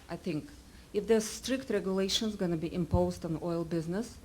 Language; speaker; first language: English; non-native, fluent; Russian